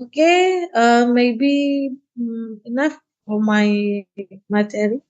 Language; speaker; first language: English; non-native, learner; Indonesian